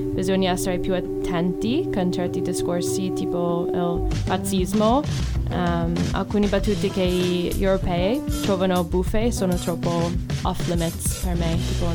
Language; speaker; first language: Italian; non-native, fluent; English